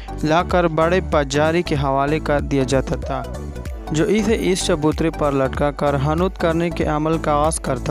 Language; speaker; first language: Urdu; native; Urdu